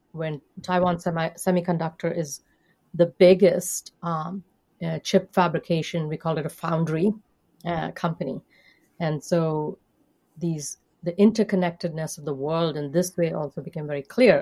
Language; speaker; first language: English; non-native, local second language; Hindi